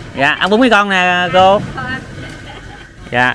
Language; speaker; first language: Vietnamese; native; Vietnamese